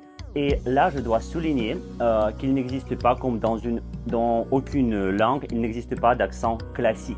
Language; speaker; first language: French; non-native, fluent; Russian